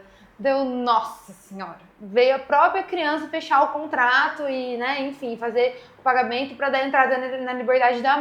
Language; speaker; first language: Portuguese; native; Portuguese